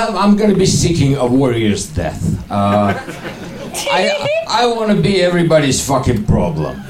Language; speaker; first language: English; non-native, fluent; Ukrainian